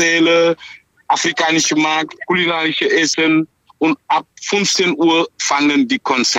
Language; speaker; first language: German; non-native, fluent; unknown